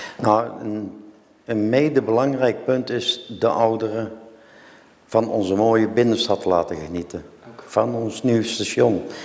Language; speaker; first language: Dutch; native; Dutch